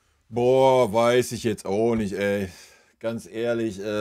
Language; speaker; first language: German; native; German